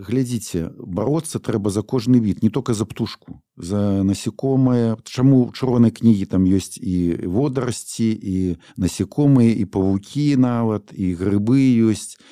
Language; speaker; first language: Belarusian; non-native, local second language; Russian